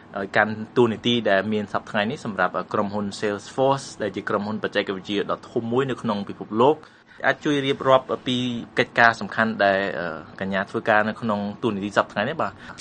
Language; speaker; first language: Khmer; native; Khmer